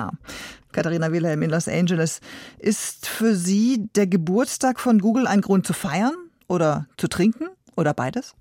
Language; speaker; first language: German; native; German